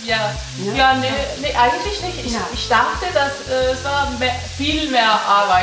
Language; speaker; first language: German; non-native, learner; Spanish